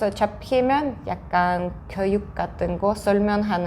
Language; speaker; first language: Korean; non-native, fluent; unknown